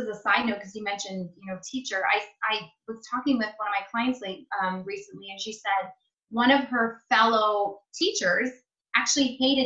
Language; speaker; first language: English; native; English